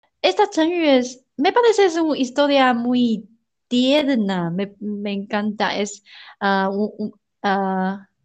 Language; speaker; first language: Spanish; non-native, learner; Chinese